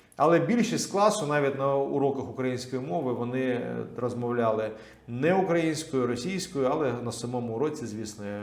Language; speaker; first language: Ukrainian; non-native, local second language; Russian